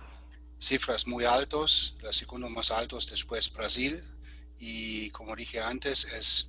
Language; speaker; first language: Spanish; non-native, fluent; German